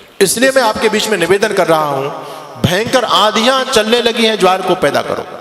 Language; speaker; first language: Hindi; native; Hindi